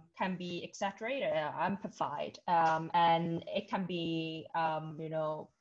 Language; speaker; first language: English; non-native, local second language; Cantonese